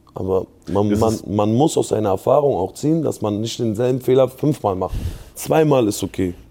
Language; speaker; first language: German; native; German